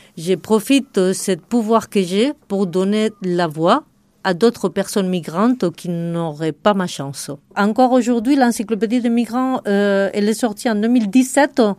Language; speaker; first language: French; non-native, fluent; Spanish